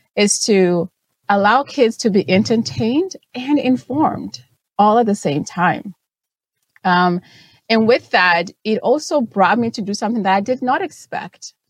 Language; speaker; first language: English; non-native, local second language; Shona